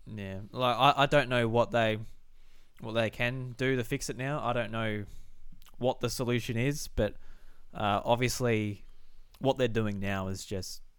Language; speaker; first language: English; native; English